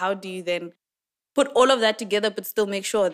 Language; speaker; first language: English; non-native, local second language; Swati